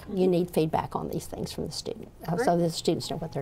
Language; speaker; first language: English; native; English